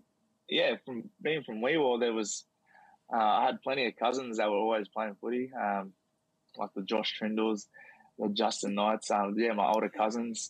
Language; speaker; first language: English; native; English